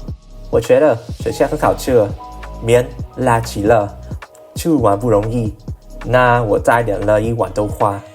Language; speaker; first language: Chinese; non-native, learner; Vietnamese